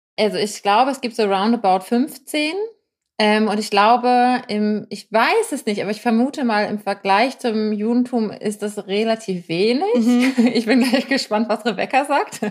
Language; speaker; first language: German; native; German